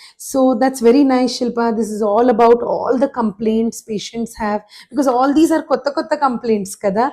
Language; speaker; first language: English; non-native, local second language; Telugu